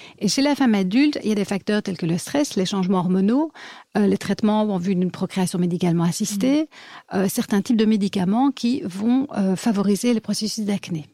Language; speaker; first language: French; native; French